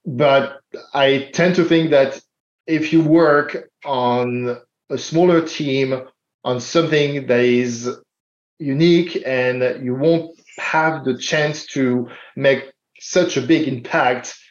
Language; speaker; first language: English; non-native, fluent; French